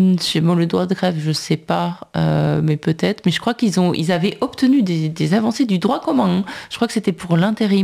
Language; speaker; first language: French; native; French